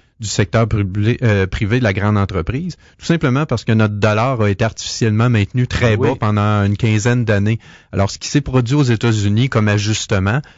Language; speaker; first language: French; native; French